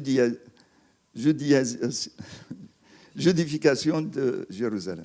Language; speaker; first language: French; non-native, fluent; Arabic